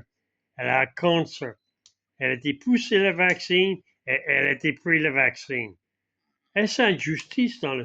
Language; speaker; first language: French; non-native, fluent; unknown